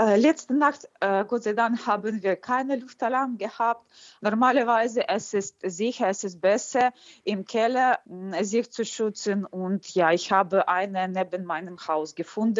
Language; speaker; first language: German; non-native, fluent; Ukrainian